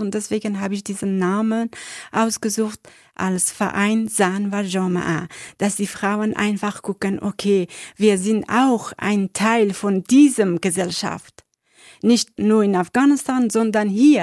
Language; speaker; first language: German; non-native, learner; Persian